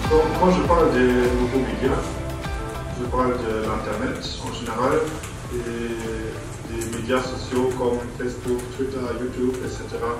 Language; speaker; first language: French; non-native, fluent; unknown